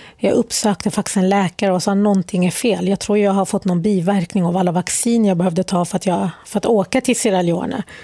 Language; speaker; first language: Swedish; early bilingual, other home language; Arabic